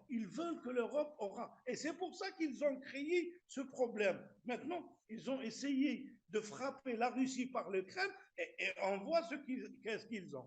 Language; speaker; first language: French; non-native, local second language; Arabic